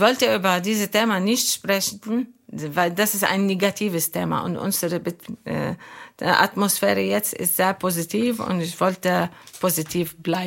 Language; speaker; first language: German; non-native, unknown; Arabic